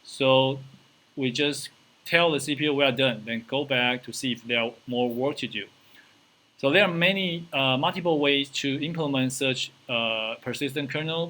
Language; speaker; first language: English; non-native, fluent; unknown